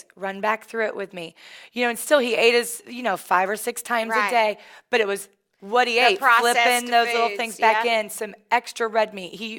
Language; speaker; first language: English; native; English